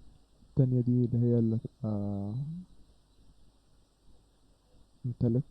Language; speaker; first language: Arabic; native; Arabic